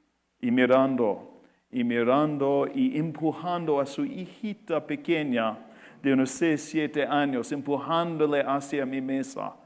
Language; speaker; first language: Spanish; non-native, fluent; English